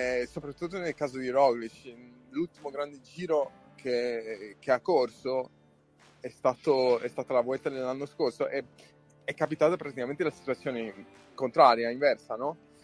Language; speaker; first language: Italian; non-native, fluent; English